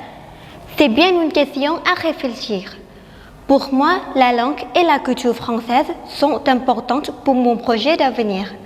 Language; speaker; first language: French; non-native, learner; Thai